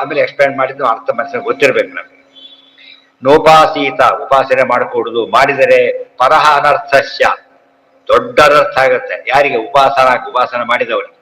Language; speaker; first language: Kannada; native; Kannada